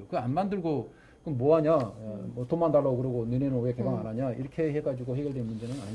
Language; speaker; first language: Korean; native; Korean